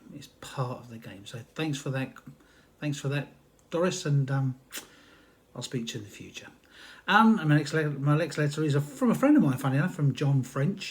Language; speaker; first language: English; native; English